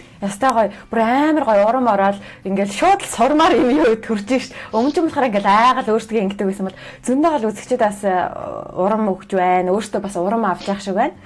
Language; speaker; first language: Mongolian; native; Mongolian